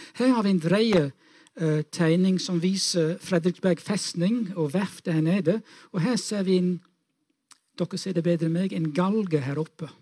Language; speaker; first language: Norwegian; non-native, fluent; English